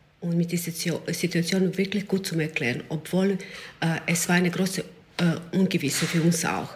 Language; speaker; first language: German; non-native, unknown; Serbian